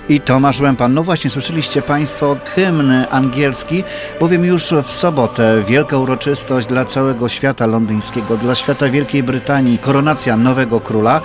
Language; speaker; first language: Polish; native; Polish